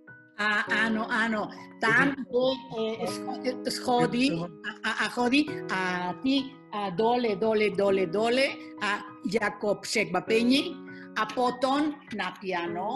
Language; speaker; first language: Czech; non-native, learner; Spanish